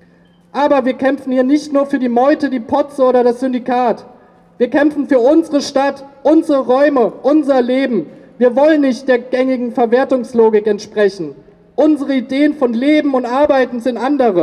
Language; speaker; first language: German; native; German